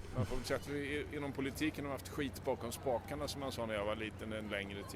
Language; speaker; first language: Swedish; native; Swedish